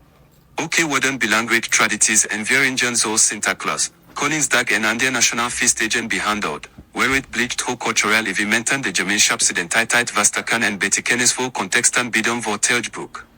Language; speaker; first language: Dutch; non-native, learner; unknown